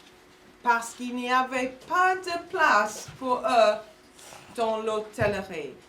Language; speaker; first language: French; non-native, fluent; English